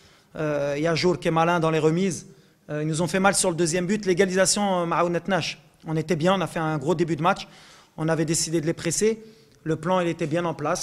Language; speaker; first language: French; non-native, local second language; Arabic